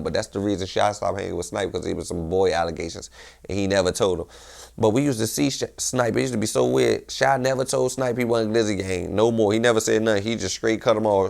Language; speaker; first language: English; native; English